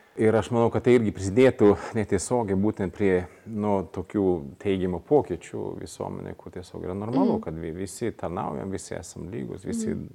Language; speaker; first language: Lithuanian; non-native, fluent; Swedish